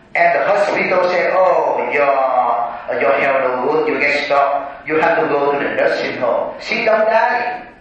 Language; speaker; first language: English; non-native, learner; Vietnamese